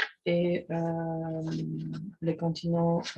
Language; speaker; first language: French; non-native, fluent; Polish